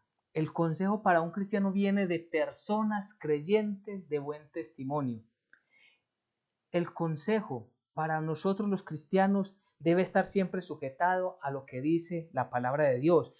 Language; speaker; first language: Spanish; native; Spanish